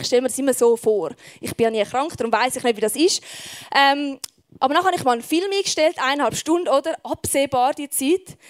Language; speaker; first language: German; native; German